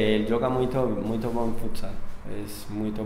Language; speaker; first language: Portuguese; non-native, learner; Spanish